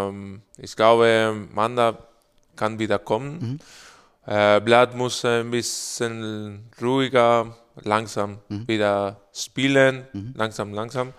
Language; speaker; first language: German; non-native, learner; Spanish